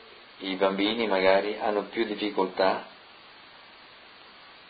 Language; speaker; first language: Italian; non-native, local second language; Friulian